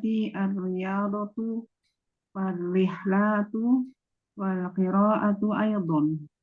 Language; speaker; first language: Arabic; non-native, learner; Indonesian